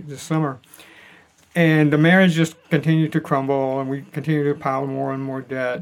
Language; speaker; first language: English; native; English